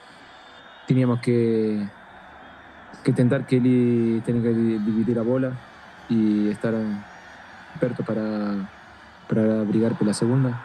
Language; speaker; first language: Portuguese; non-native, fluent; Spanish